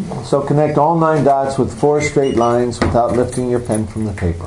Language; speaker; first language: English; native; English